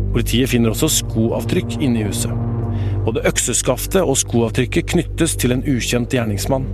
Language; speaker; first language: Norwegian; native; Norwegian